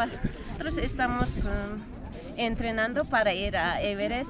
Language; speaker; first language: Spanish; non-native, local second language; Aymara